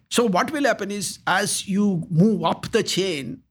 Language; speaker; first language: English; non-native, local second language; Kannada